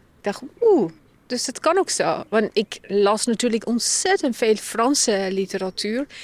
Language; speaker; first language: Dutch; non-native, fluent; Persian